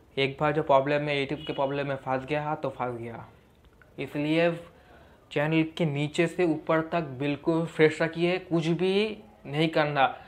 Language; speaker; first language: Hindi; non-native, local second language; Bangla